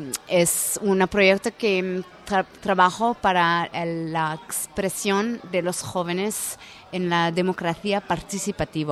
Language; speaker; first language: Spanish; non-native, learner; French